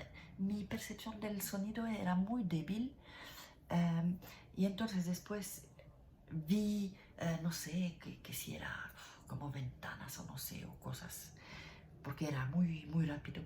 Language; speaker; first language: Spanish; non-native, learner; French